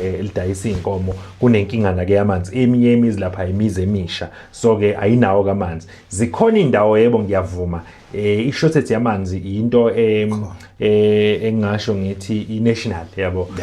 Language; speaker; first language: Zulu; native; Zulu